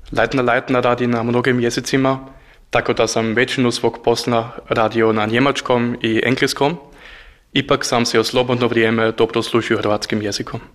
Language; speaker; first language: Croatian; non-native, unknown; German